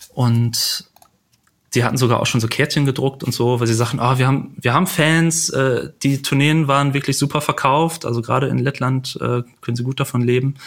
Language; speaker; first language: German; native; German